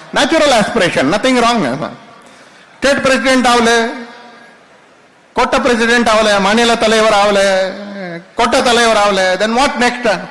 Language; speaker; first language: Tamil; non-native, learner; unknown